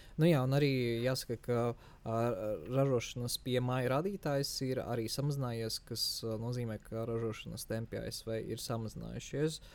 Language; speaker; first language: Latvian; native; Latvian